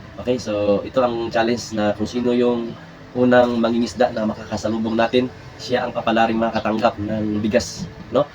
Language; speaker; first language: Filipino; non-native, local second language; Cebuano